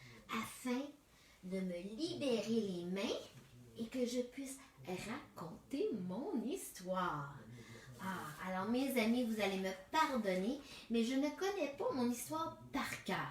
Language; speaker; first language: French; native; French